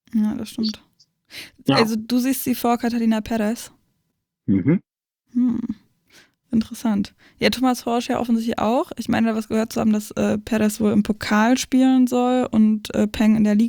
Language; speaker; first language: German; native; German